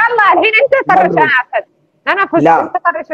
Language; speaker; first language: Arabic; native; Arabic